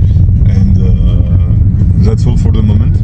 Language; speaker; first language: English; non-native, learner; French